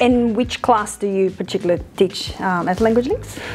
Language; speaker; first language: English; non-native, fluent; Portuguese